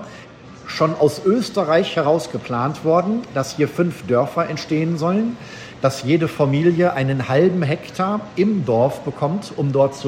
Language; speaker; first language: German; native; German